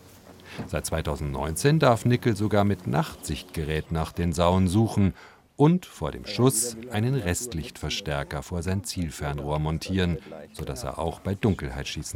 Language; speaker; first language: German; native; German